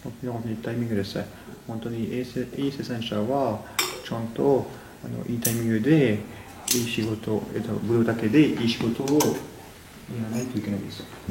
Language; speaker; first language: Japanese; non-native, fluent; French